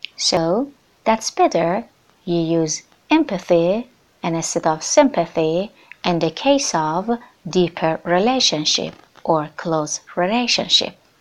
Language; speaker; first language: English; non-native, fluent; Persian